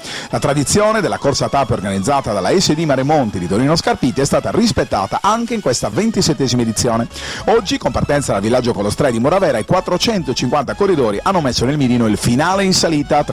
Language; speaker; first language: Italian; native; Italian